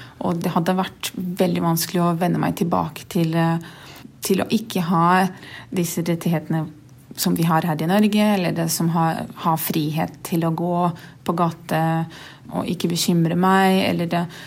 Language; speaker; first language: Norwegian; non-native, fluent; Portuguese